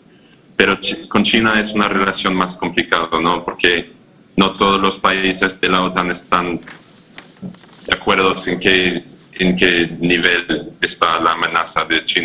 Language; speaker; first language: Spanish; non-native, fluent; English